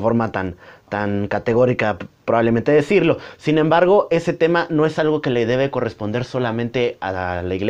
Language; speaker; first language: Spanish; native; Spanish